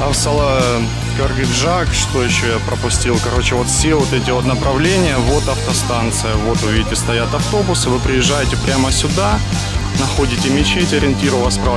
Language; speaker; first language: Russian; native; Russian